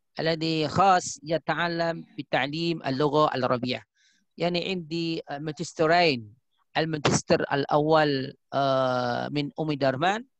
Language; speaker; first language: Arabic; non-native, fluent; Indonesian